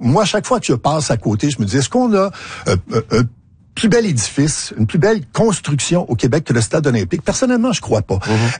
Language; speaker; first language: French; native; French